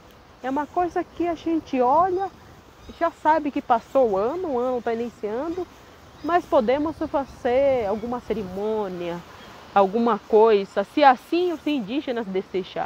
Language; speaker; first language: Portuguese; non-native, local second language; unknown